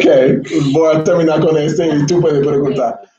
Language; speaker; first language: Spanish; non-native, learner; English